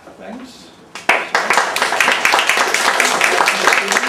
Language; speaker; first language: English; non-native, fluent; Russian